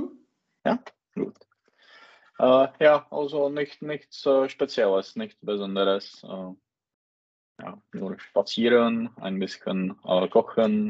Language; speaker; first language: German; non-native, learner; Czech